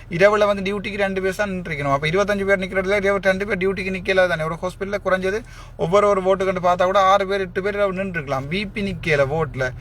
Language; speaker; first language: Tamil; native; Tamil